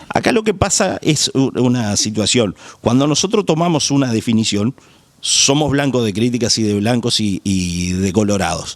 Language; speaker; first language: Spanish; native; Spanish